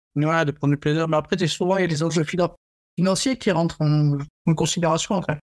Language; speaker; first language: French; native; French